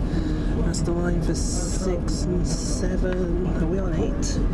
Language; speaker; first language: English; native; English